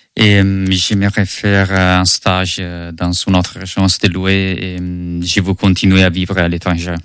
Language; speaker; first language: French; non-native, learner; Italian